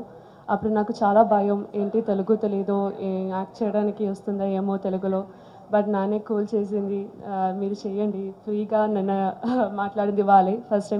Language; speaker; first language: Telugu; non-native, learner; Malayalam